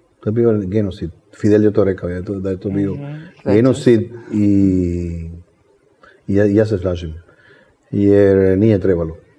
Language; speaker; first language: Serbian; non-native, fluent; Spanish